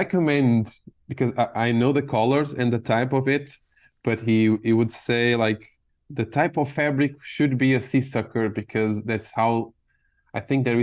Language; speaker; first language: English; non-native, fluent; Portuguese